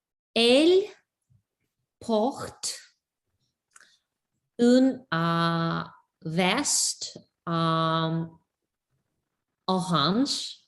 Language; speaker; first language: French; non-native, learner; English